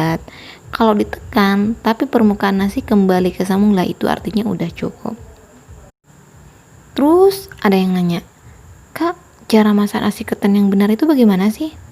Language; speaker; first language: Indonesian; native; Indonesian